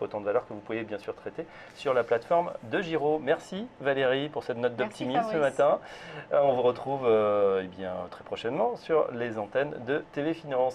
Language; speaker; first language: French; native; French